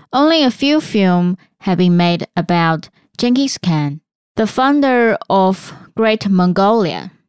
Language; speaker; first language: English; non-native, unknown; Chinese